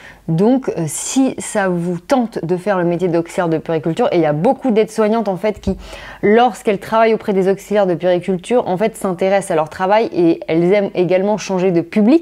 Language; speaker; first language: French; native; French